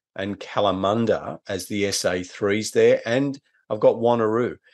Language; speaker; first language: English; native; English